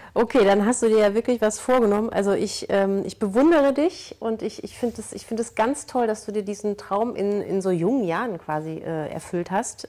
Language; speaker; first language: German; native; German